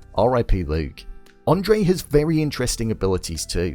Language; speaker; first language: English; native; English